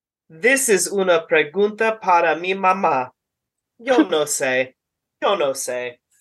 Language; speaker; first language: Spanish; non-native, learner; English